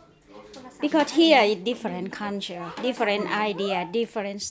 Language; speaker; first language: English; non-native, learner; Thai